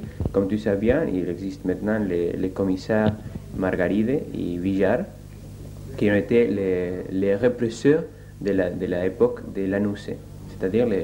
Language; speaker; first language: French; non-native, learner; Spanish